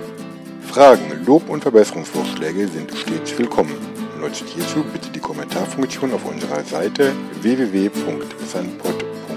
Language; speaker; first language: German; native; German